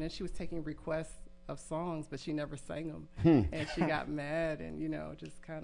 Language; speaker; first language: English; native; English